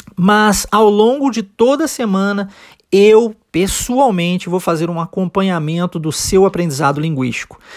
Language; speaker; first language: Portuguese; early bilingual, heritage; Portuguese